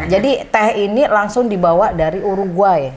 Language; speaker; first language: Indonesian; native; Indonesian